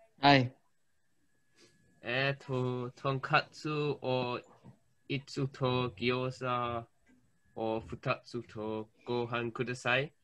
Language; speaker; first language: Japanese; non-native, learner; English